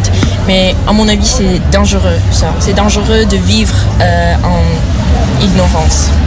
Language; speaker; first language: French; non-native, fluent; English